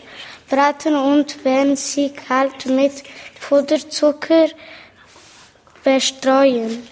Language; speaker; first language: German; early bilingual, other home language; Italian